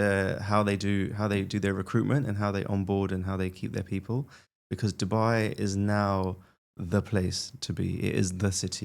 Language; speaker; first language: English; native; English